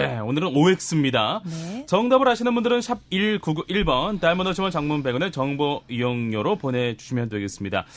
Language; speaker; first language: Korean; native; Korean